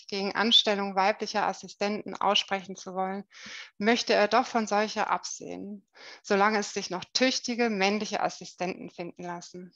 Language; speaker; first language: German; native; German